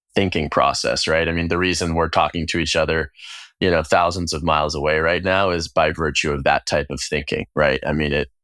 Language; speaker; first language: English; native; English